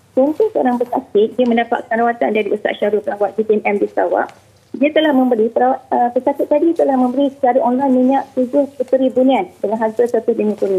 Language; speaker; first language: Malay; native; Malay